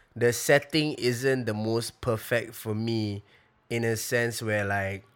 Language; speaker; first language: English; native; English